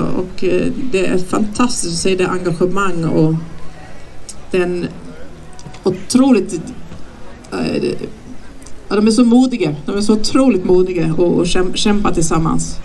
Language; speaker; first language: Swedish; native; Swedish